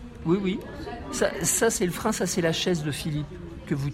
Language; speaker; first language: French; native; French